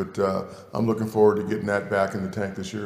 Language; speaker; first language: English; native; English